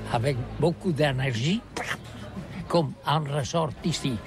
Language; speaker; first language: French; non-native, learner; Catalan